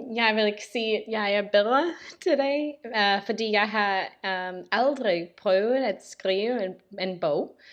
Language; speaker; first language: Danish; non-native, learner; English